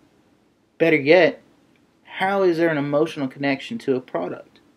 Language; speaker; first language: English; native; English